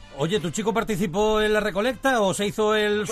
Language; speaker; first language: Spanish; native; Spanish